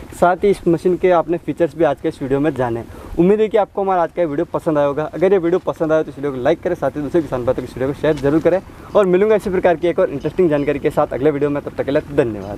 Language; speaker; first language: Hindi; native; Hindi